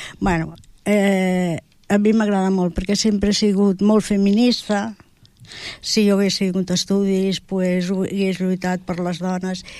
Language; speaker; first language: Catalan; non-native, local second language; Spanish